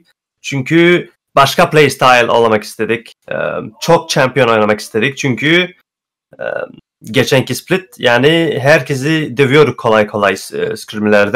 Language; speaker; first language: Turkish; early bilingual, heritage; Turkish